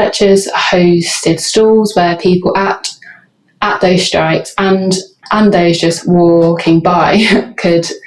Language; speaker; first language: English; native; English